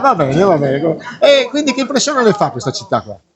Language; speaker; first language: Italian; native; Italian